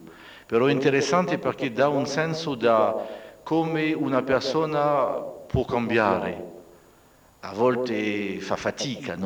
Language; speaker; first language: Italian; non-native, fluent; French